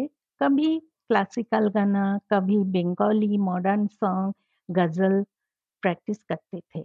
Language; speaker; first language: English; non-native, local second language; Bangla